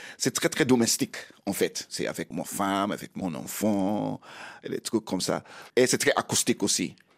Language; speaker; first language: French; non-native, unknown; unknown